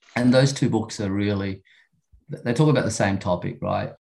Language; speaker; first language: English; native; English